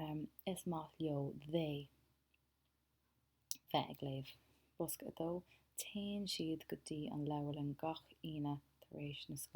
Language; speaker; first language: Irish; non-native, local second language; English